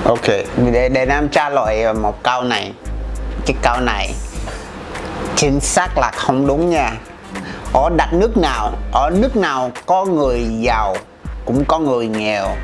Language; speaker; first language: Vietnamese; non-native, fluent; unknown